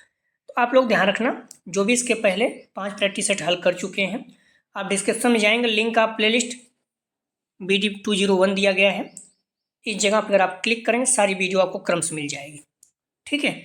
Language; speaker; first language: Hindi; native; Hindi